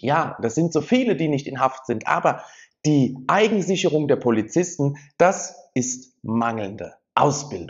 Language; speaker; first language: German; native; German